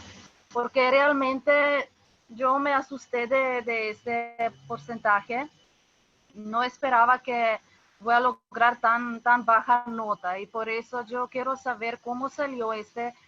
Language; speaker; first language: Spanish; non-native, fluent; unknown